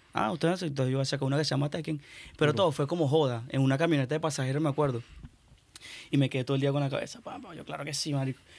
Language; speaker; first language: Spanish; native; Spanish